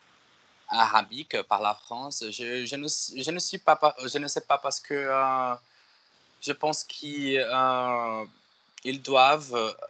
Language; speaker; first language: French; non-native, learner; Portuguese